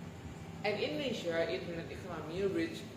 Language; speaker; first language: English; non-native, learner; Indonesian